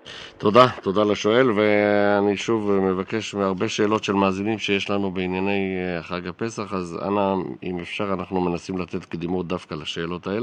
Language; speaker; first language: Hebrew; native; Hebrew